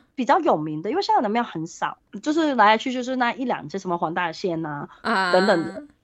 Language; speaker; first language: Chinese; non-native, local second language; Cantonese